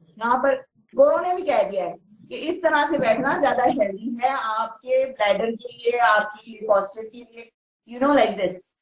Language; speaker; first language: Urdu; native; Urdu